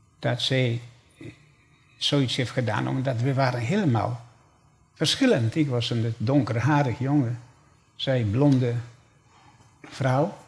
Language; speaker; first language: Dutch; non-native, fluent; Polish